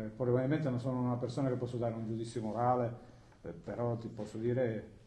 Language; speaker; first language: Italian; native; Italian